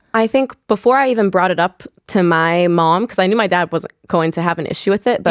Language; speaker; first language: English; native; English